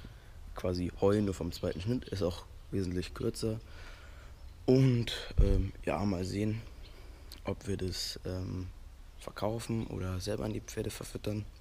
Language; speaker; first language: German; native; German